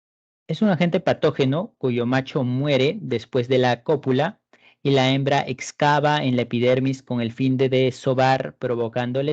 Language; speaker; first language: Spanish; native; Spanish